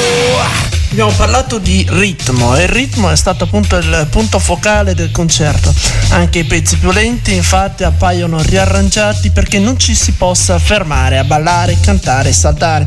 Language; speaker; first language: Italian; native; Italian